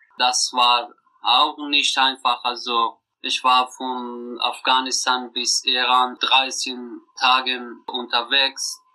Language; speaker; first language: German; non-native, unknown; Persian